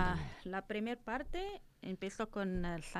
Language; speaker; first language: Spanish; non-native, learner; Arabic